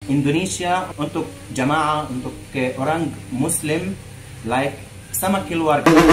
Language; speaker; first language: Indonesian; non-native, learner; Arabic